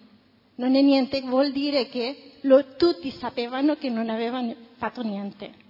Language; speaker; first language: Italian; non-native, fluent; Spanish